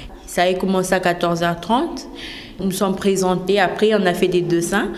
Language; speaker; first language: French; non-native, local second language; Lingala